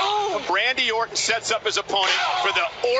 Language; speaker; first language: English; native; English